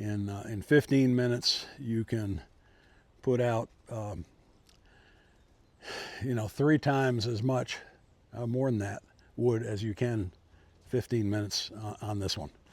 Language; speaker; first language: English; native; English